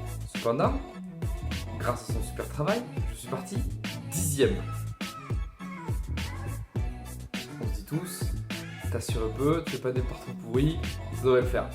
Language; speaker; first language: French; native; French